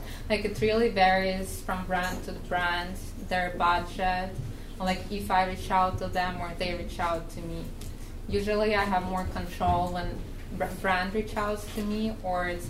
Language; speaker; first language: English; non-native, fluent; Russian